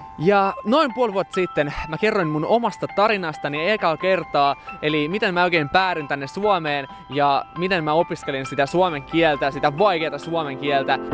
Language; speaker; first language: Finnish; non-native, fluent; Russian